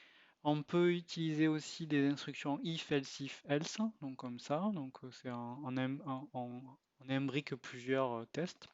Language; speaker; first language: French; native; French